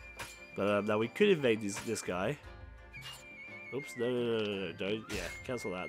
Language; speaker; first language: English; native; English